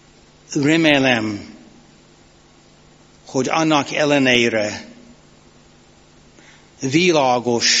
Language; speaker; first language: Hungarian; non-native, fluent; English